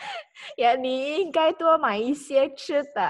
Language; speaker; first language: Chinese; non-native, fluent; Indonesian